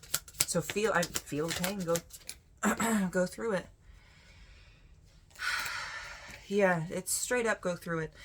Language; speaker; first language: English; native; English